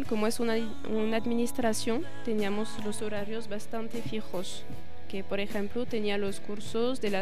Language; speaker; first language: Spanish; non-native, fluent; French